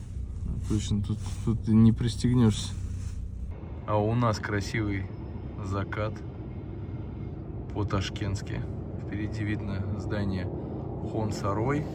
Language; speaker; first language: Russian; native; Russian